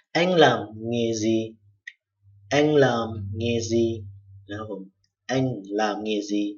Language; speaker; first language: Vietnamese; non-native, fluent; Thai